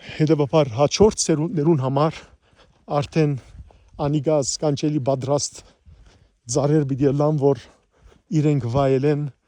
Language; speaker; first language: Armenian; early bilingual, heritage; Armenian